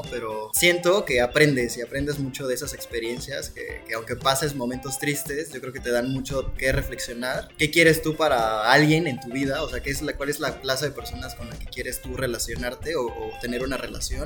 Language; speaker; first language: Spanish; native; Spanish